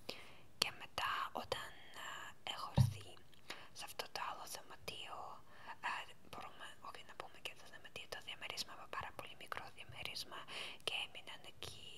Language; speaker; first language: Greek; non-native, learner; Ukrainian